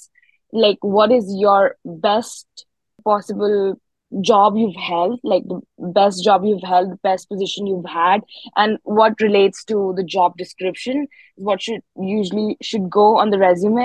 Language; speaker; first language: English; non-native, local second language; Hindi